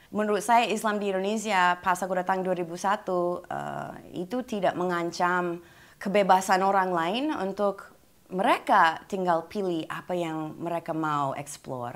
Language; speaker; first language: Indonesian; non-native, fluent; English